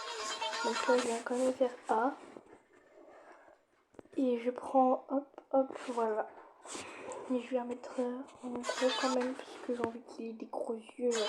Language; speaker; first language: French; native; French